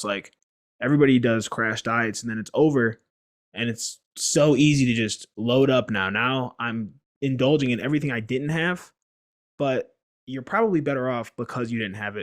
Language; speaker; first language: English; native; English